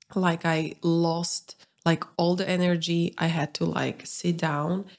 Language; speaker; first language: English; non-native, fluent; Slovak